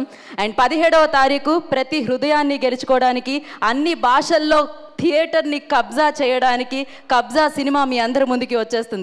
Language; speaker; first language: Telugu; native; Telugu